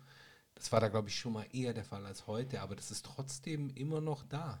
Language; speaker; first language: German; native; German